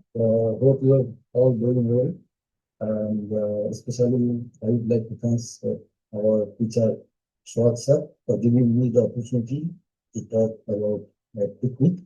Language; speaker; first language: English; non-native, learner; Bangla